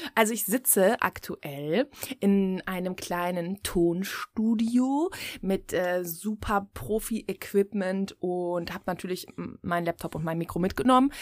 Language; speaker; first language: German; native; German